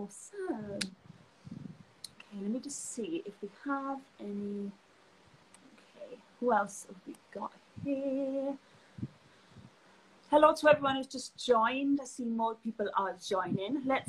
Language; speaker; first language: English; native; English